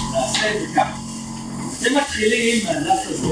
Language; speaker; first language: Hebrew; native; Hebrew